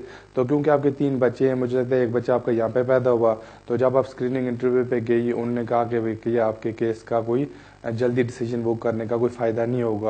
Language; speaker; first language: Urdu; native; Urdu